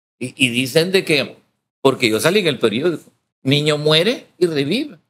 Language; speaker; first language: Spanish; native; Spanish